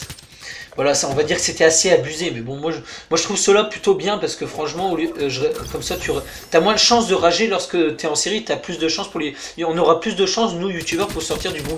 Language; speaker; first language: French; native; French